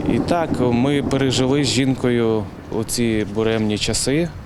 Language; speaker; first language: Ukrainian; native; Ukrainian